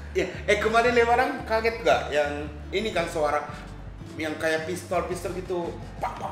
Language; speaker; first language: Indonesian; non-native, fluent; Japanese